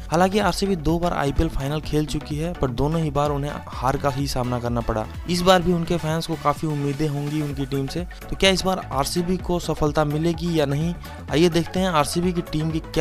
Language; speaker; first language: Hindi; native; Hindi